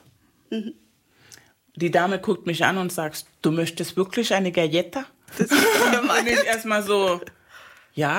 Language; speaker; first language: German; native; German